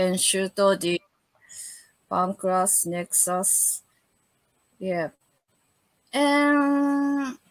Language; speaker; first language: English; non-native, learner; Japanese